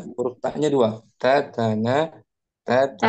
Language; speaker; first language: Indonesian; native; Indonesian